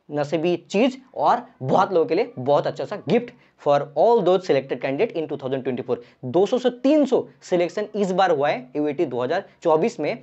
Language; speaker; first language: Hindi; non-native, local second language; Bangla